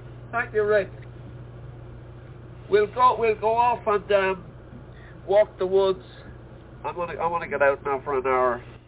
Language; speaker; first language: English; native; English